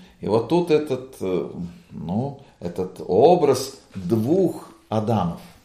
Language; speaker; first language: Russian; non-native, local second language; Latvian